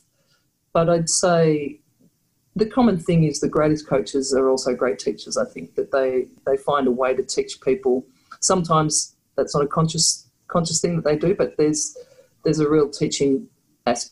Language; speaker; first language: English; native; English